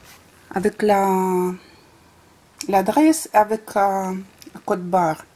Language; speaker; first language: French; non-native, fluent; Russian